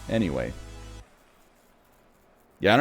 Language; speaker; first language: English; native; English